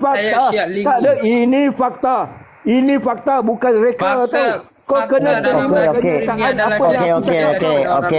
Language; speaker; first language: Malay; native; Malay